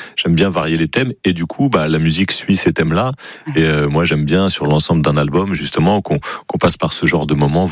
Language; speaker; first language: French; native; French